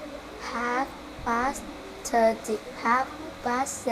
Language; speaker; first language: English; non-native, learner; Vietnamese